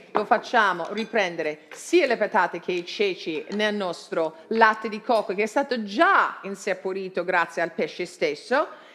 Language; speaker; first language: Italian; non-native, fluent; English